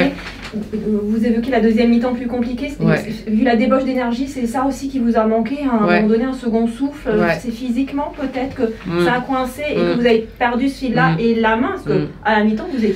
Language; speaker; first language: French; native; French